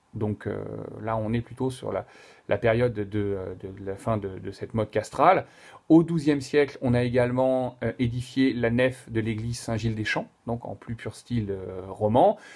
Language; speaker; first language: French; native; French